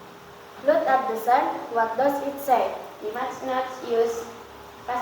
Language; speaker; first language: English; non-native, learner; Indonesian